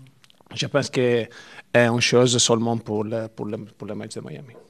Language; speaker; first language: French; non-native, learner; Italian